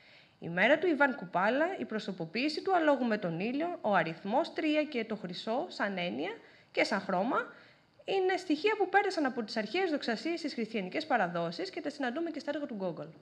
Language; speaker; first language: Greek; native; Greek